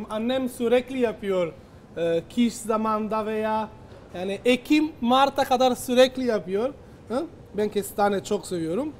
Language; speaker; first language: Turkish; non-native, learner; Italian